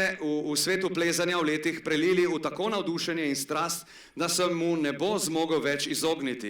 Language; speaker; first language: Slovenian; native; Slovenian